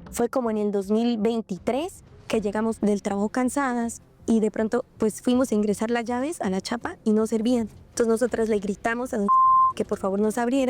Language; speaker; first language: Spanish; native; Spanish